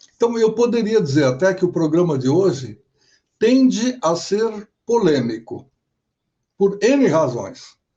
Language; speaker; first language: Portuguese; native; Portuguese